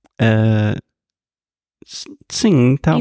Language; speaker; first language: Portuguese; non-native, fluent; English